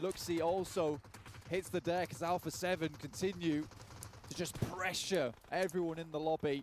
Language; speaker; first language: English; native; English